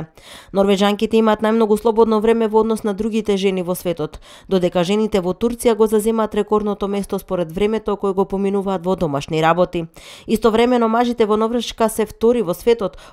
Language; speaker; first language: Macedonian; native; Macedonian